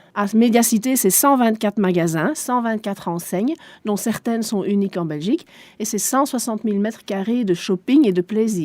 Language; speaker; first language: French; non-native, local second language; German